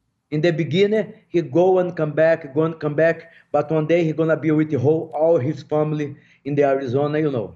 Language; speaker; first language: English; non-native, fluent; Portuguese